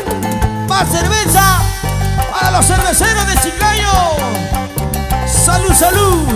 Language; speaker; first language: Spanish; native; Spanish